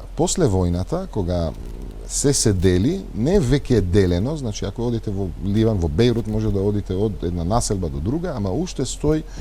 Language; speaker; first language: Macedonian; non-native, fluent; Arabic